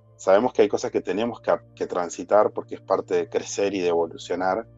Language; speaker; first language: Spanish; native; Spanish